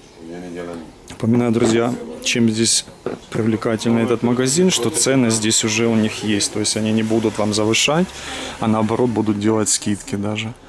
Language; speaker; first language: Russian; native; Russian